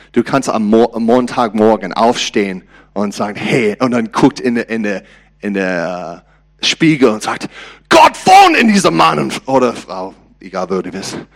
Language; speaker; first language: German; non-native, learner; English